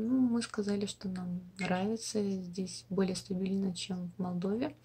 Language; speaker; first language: Russian; non-native, local second language; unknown